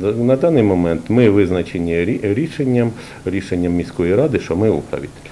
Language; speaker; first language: Ukrainian; native; Ukrainian